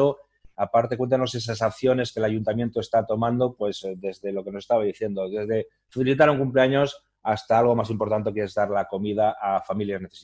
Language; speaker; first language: Spanish; native; Spanish